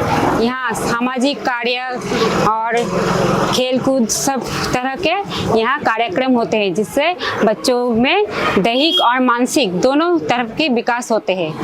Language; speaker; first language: Hindi; non-native, local second language; Bangla